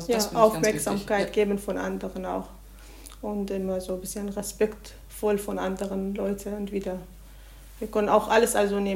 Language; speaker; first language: German; non-native, learner; Arabic